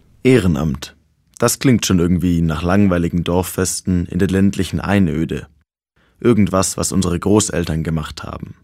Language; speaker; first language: German; native; German